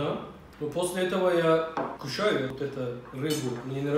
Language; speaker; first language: Russian; non-native, learner; Turkish